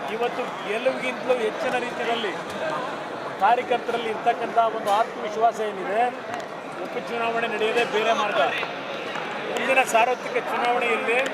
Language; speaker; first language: Kannada; native; Kannada